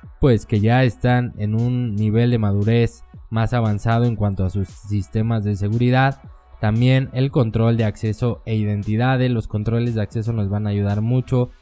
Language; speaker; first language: Spanish; native; Spanish